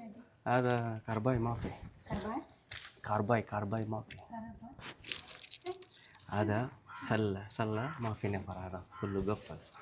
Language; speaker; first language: Arabic; non-native, learner; Telugu